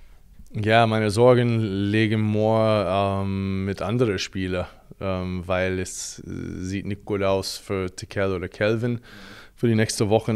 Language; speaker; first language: German; non-native, fluent; English